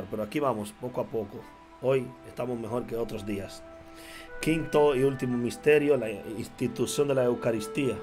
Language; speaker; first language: Spanish; native; Spanish